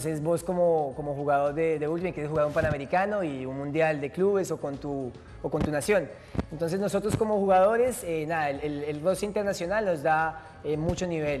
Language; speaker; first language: Spanish; native; Spanish